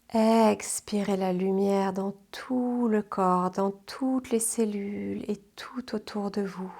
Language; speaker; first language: French; native; French